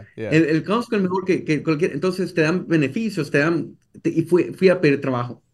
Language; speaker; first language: Spanish; native; Spanish